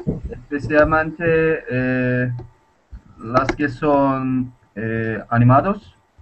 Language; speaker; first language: Spanish; non-native, learner; Turkish